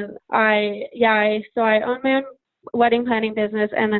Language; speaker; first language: English; native; English